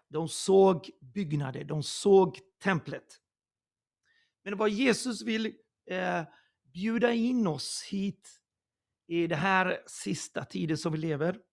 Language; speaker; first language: Swedish; non-native, fluent; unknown